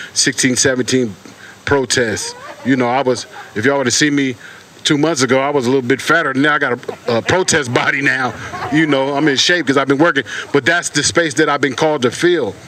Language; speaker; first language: English; native; English